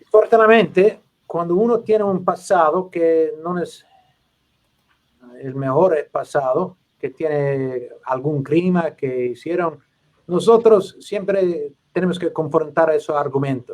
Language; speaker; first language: Spanish; non-native, learner; English